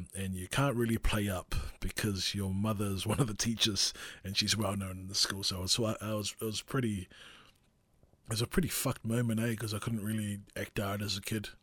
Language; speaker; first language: English; non-native, local second language; Māori